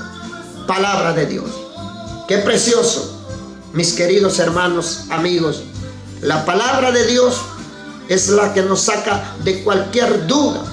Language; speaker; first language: Spanish; native; Spanish